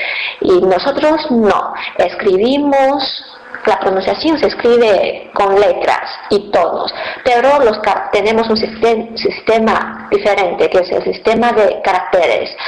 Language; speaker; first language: Spanish; non-native, fluent; Chinese